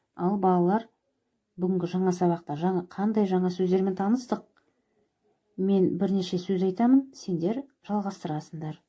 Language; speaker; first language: Kazakh; native; Kazakh